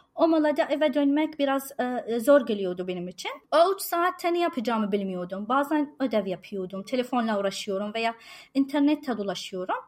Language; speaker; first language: Turkish; non-native, fluent; Arabic